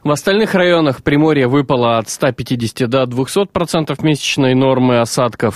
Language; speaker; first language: Russian; native; Russian